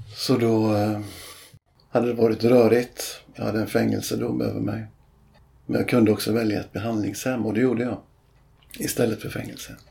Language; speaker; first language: Swedish; native; Swedish